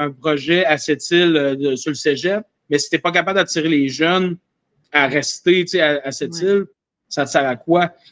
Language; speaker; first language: French; native; French